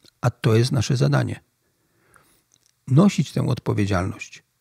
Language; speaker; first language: Polish; native; Polish